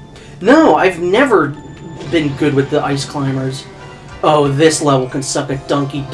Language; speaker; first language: English; native; English